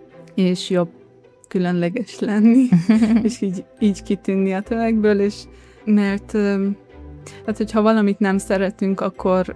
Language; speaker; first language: Hungarian; early bilingual, other home language; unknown